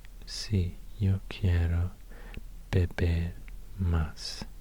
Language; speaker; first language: Spanish; non-native, learner; Swedish